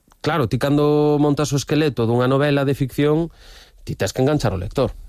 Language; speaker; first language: Galician; native; Galician